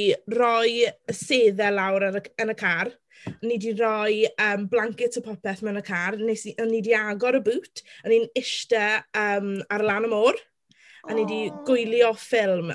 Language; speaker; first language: Welsh; non-native, local second language; English